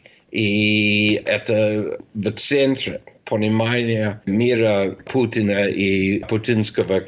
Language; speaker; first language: Russian; non-native, fluent; English